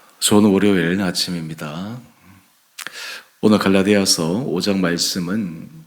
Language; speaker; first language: Korean; native; Korean